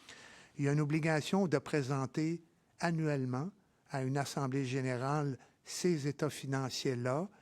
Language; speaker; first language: French; native; French